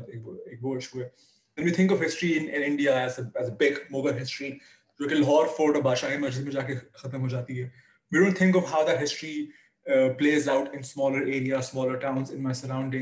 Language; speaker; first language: English; non-native, local second language; Urdu